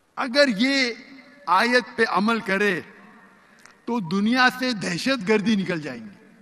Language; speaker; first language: Urdu; non-native, local second language; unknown